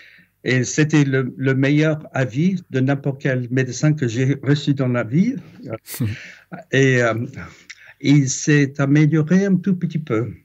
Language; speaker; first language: French; non-native, fluent; English